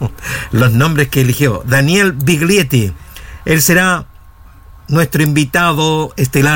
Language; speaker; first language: Spanish; native; Spanish